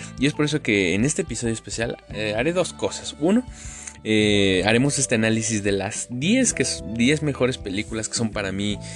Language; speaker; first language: Spanish; native; Spanish